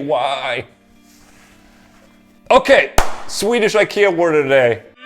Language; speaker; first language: English; non-native, fluent; Swedish